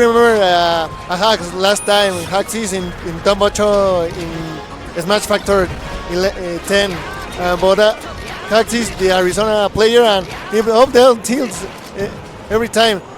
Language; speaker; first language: English; non-native, learner; Spanish